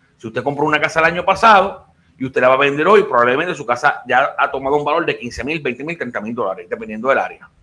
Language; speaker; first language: Spanish; native; Spanish